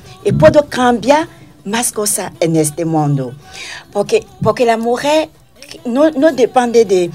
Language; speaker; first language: Spanish; non-native, learner; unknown